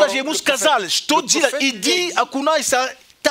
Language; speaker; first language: Russian; native; Russian